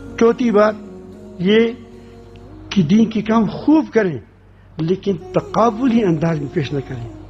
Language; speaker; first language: Urdu; non-native, local second language; Pashto